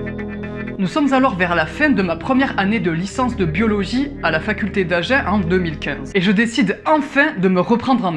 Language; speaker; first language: French; native; French